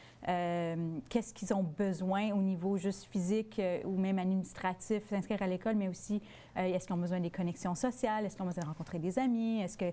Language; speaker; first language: French; native; French